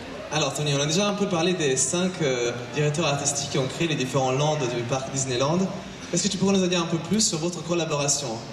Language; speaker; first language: French; native; French